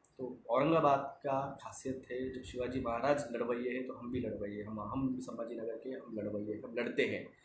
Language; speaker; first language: Hindi; non-native, local second language; Marathi